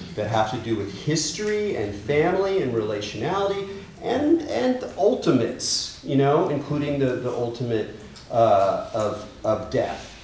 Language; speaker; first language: English; native; English